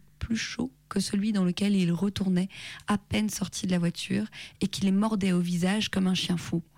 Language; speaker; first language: French; native; French